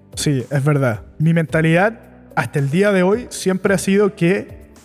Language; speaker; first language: Spanish; native; Spanish